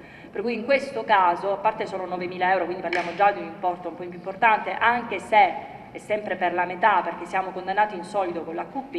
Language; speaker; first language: Italian; native; Italian